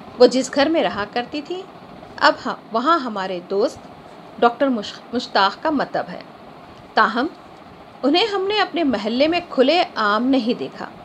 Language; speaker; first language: Urdu; native; Urdu